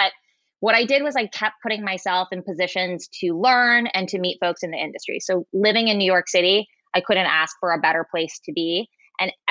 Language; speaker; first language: English; native; English